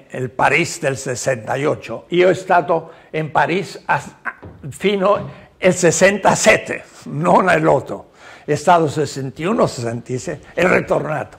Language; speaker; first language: Italian; non-native, learner; Spanish